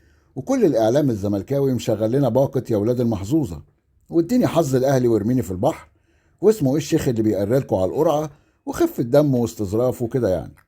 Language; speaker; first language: Arabic; native; Arabic